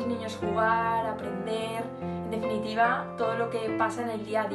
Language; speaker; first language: Spanish; native; Spanish